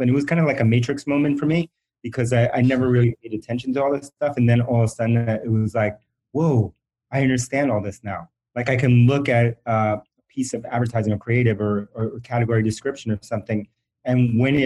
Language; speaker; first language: English; early bilingual, other home language; Spanish